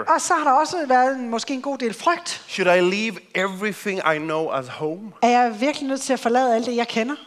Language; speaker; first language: English; non-native, fluent; Swedish